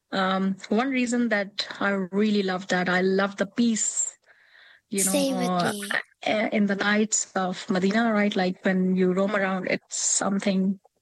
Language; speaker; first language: English; non-native, local second language; Punjabi